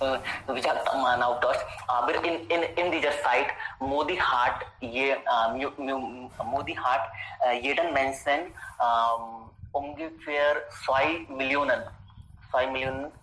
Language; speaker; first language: German; non-native, learner; Hindi